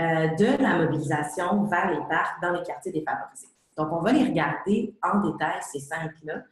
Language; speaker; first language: French; native; French